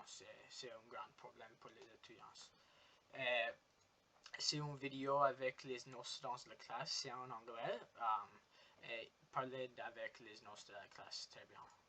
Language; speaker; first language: French; non-native, learner; English